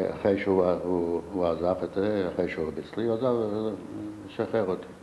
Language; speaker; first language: Hebrew; non-native, fluent; Yiddish